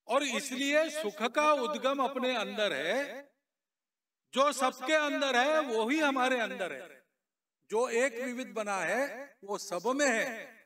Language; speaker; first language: Hindi; non-native, local second language; Marathi